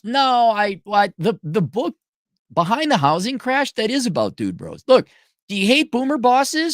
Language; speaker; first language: English; native; English